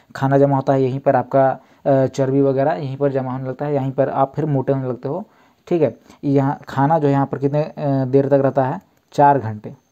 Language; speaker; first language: Hindi; native; Hindi